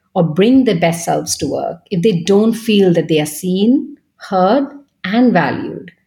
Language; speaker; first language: English; non-native, local second language; Bangla